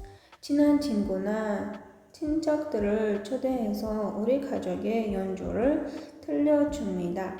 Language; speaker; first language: Korean; non-native, fluent; Uzbek